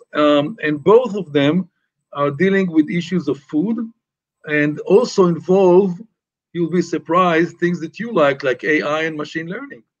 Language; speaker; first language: English; non-native, fluent; Hebrew